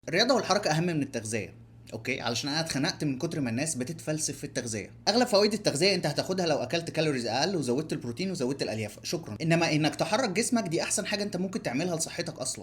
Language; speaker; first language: Arabic; native; Arabic